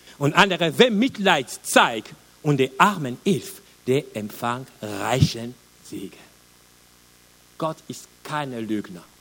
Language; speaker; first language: German; non-native, learner; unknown